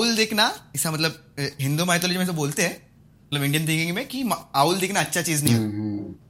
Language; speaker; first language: Hindi; non-native, local second language; Marathi